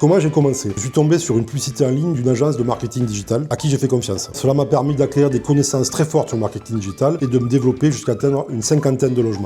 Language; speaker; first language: French; native; French